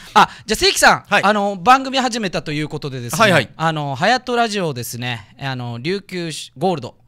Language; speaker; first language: Japanese; native; Japanese